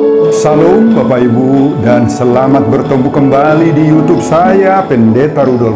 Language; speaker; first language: Indonesian; non-native, local second language; Batak Toba